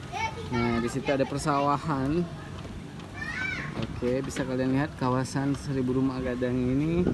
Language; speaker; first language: Indonesian; non-native, local second language; Minangkabau